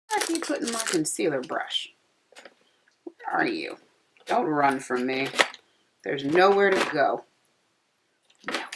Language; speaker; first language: English; native; English